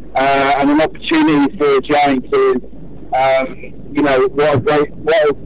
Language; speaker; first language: English; native; English